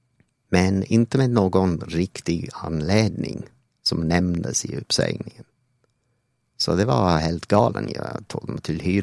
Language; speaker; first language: Swedish; non-native, fluent; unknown